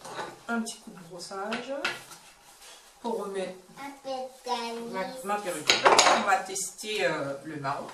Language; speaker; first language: French; native; French